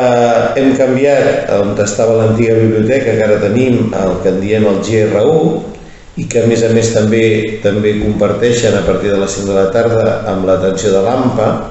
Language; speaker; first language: Catalan; native; Catalan